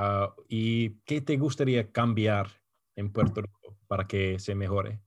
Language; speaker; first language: Spanish; non-native, fluent; English